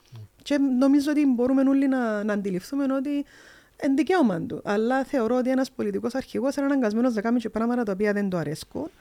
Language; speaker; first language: Greek; early bilingual, heritage; Greek